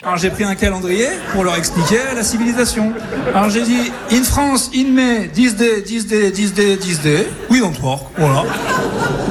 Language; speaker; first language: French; native; French